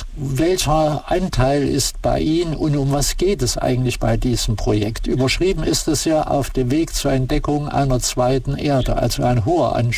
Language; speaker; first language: German; native; German